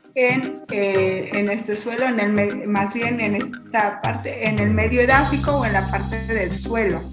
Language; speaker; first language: Spanish; native; Spanish